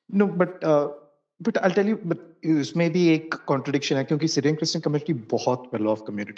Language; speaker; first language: Hindi; non-native, local second language; Malayalam